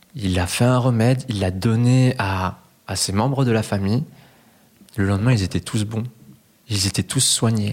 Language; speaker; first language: French; early bilingual, other home language; Spanish